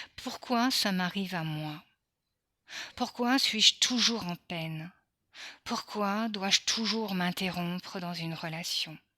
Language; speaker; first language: French; early bilingual, other home language; Portuguese